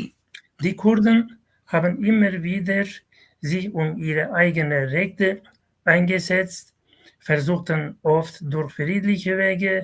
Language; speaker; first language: German; non-native, fluent; Kurdish